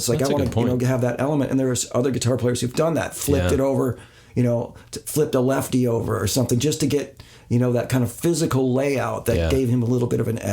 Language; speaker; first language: English; native; English